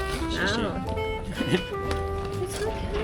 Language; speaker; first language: English; non-native, learner; Chinese